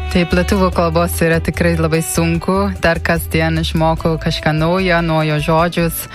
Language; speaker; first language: Lithuanian; non-native, learner; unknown